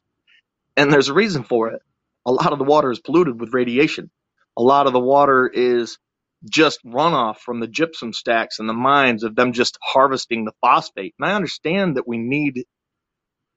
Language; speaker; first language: English; native; English